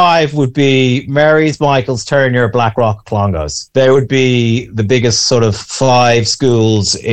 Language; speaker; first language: English; native; English